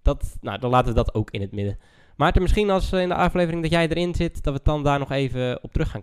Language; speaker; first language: Dutch; native; Dutch